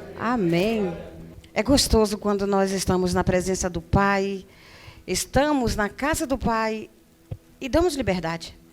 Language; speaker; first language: Portuguese; native; Portuguese